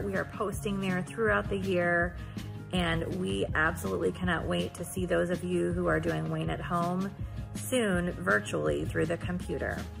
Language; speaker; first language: English; native; English